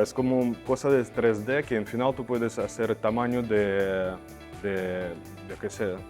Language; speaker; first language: Spanish; non-native, learner; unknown